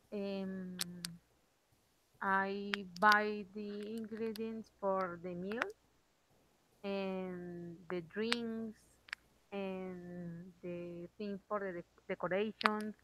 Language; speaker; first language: English; non-native, learner; Spanish